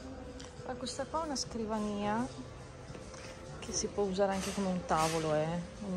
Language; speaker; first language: Italian; non-native, fluent; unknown